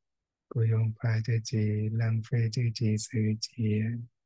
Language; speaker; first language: Chinese; non-native, fluent; Thai